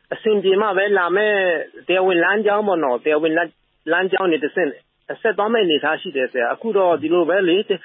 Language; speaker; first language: Burmese; non-native, local second language; Shan